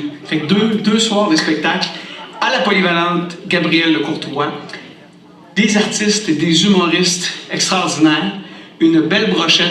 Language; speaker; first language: French; native; French